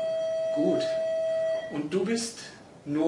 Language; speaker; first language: German; non-native, fluent; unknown